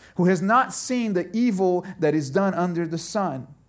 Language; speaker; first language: English; early bilingual, other home language; German